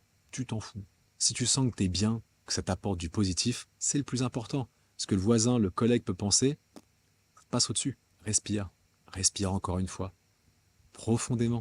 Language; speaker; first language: French; native; French